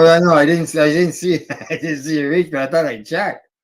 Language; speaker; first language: English; native; English